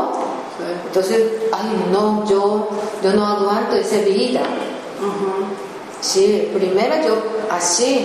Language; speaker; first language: Spanish; non-native, learner; Japanese